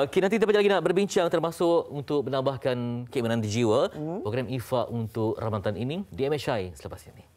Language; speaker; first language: Malay; native; Malay